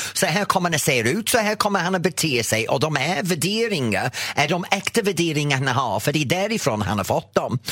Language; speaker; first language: Swedish; non-native, fluent; English